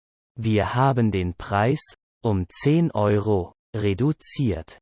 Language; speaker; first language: German; non-native, learner; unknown